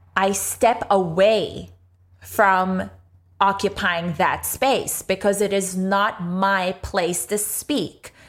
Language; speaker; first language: English; non-native, local second language; Urdu